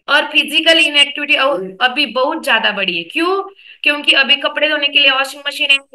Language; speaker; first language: Hindi; non-native, local second language; Marathi